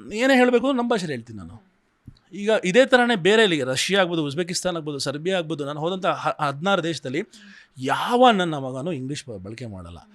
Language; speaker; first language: Kannada; native; Kannada